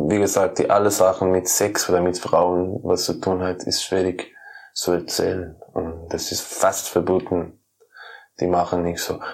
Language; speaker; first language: German; non-native, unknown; Persian